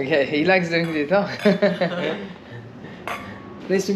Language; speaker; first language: English; non-native, learner; French